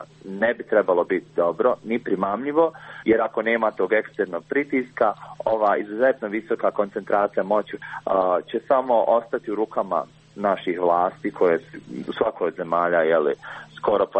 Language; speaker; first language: Croatian; native; Croatian